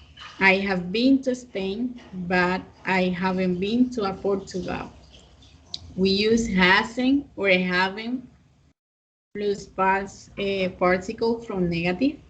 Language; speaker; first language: English; non-native, fluent; Spanish